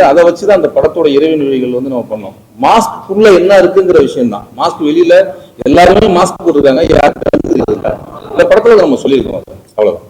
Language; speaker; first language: Tamil; native; Tamil